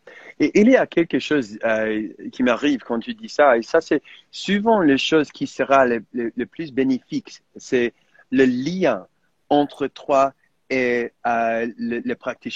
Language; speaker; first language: French; non-native, fluent; English